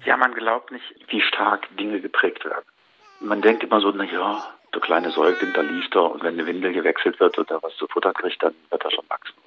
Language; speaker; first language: German; native; German